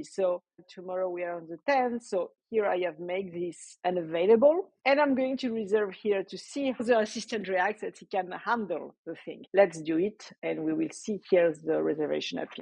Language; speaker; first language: English; non-native, fluent; French